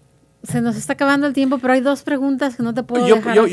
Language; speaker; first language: Spanish; native; Spanish